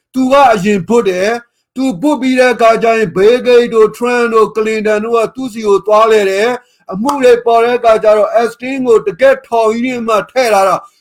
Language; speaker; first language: Burmese; native; Burmese